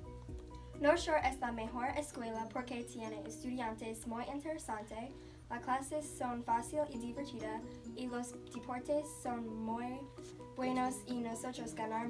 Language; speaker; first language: Spanish; non-native, learner; English